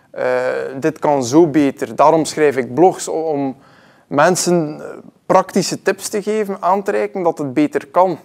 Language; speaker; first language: Dutch; native; Dutch